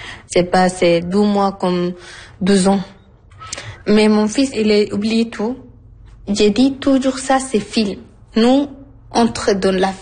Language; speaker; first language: French; non-native, learner; Arabic